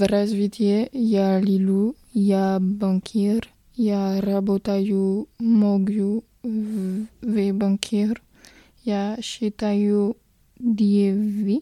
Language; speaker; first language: Russian; non-native, learner; French